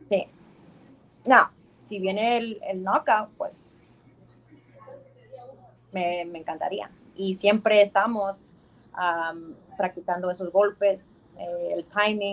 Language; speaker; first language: Spanish; early bilingual, heritage; Spanish